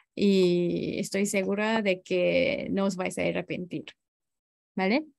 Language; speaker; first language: Spanish; non-native, fluent; Japanese